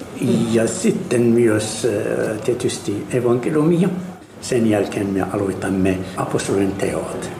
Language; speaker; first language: Finnish; non-native, learner; Arabic